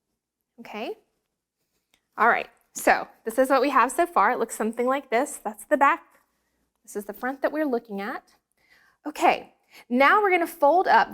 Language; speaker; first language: English; native; English